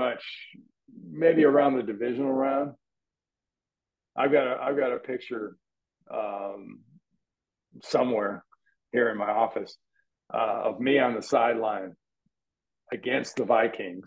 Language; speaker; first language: English; native; English